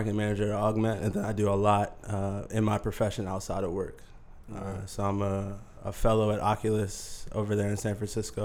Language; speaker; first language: English; native; English